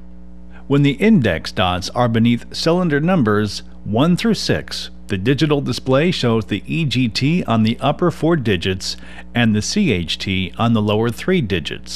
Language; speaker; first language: English; native; English